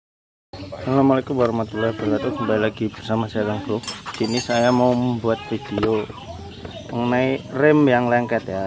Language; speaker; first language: Indonesian; native; Indonesian